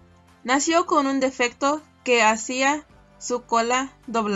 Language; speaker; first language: Spanish; non-native, learner; English